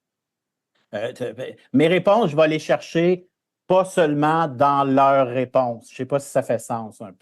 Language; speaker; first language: French; native; French